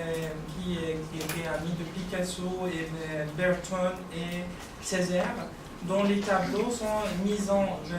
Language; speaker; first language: French; non-native, fluent; Persian